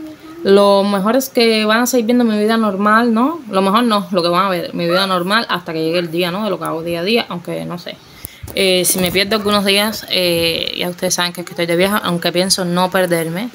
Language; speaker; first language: Spanish; native; Spanish